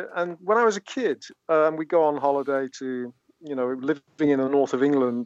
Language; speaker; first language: English; native; English